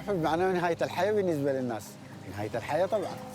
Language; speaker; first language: Arabic; native; Arabic